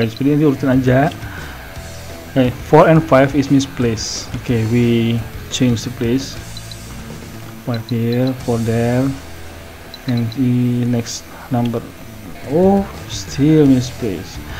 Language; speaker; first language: English; non-native, learner; Indonesian